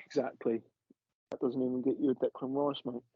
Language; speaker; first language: English; native; English